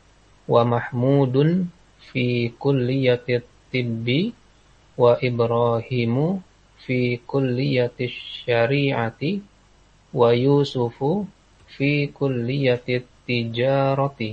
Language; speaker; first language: Arabic; non-native, learner; Indonesian